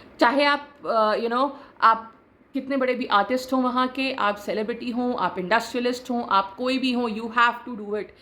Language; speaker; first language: Hindi; native; Hindi